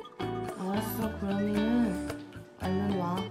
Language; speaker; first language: Korean; native; Korean